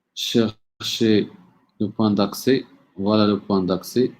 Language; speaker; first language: French; non-native, local second language; Arabic